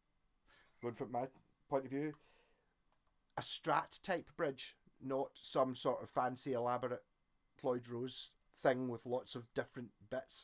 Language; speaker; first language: English; native; English